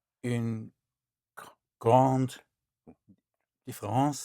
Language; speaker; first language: French; non-native, learner; English